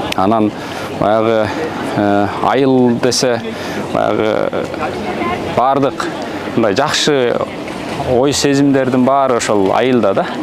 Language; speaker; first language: Kyrgyz; native; Kyrgyz